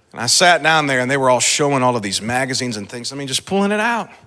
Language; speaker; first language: English; native; English